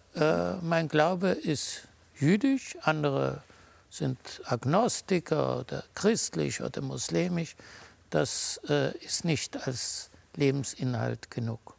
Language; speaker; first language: German; early bilingual, heritage; German